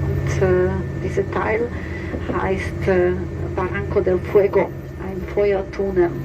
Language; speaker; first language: German; non-native, fluent; Spanish